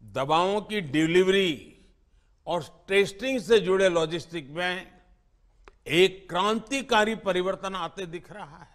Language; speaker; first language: Hindi; non-native, local second language; Gujarati